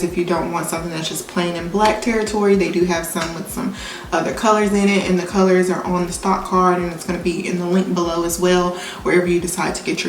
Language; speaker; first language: English; native; English